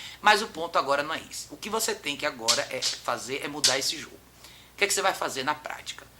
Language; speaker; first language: Portuguese; native; Portuguese